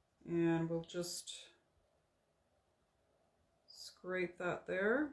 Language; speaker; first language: English; native; English